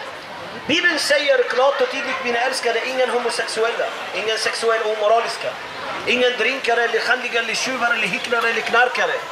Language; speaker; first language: Swedish; non-native, fluent; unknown